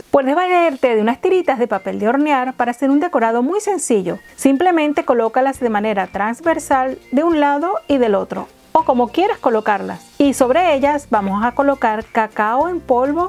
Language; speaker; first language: Spanish; native; Spanish